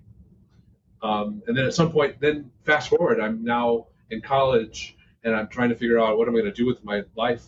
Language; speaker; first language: English; native; English